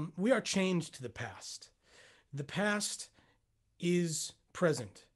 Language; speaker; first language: English; native; English